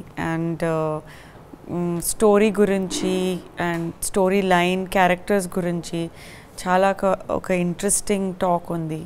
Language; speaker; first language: Telugu; non-native, fluent; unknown